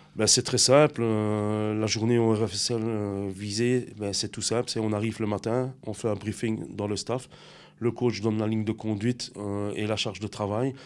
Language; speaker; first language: French; native; French